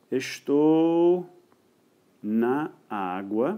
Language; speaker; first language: Portuguese; non-native, fluent; English